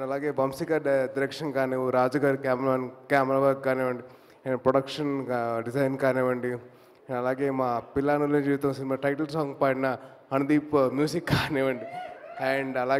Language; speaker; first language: Telugu; native; Telugu